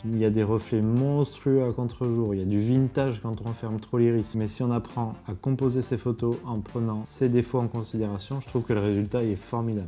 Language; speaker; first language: French; native; French